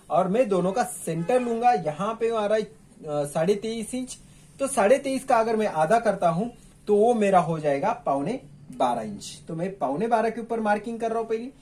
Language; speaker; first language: Hindi; non-native, local second language; Marathi